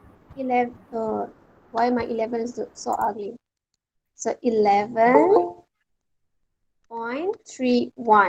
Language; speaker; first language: English; non-native, local second language; Malay